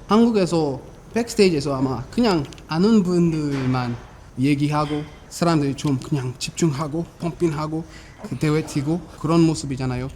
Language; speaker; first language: Korean; non-native, fluent; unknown